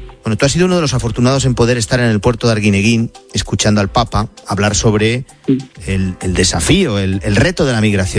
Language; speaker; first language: Spanish; native; Spanish